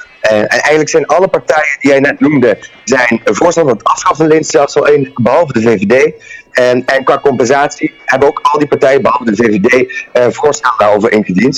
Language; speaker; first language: Dutch; native; Dutch